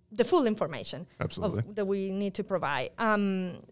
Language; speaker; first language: English; non-native, fluent; Spanish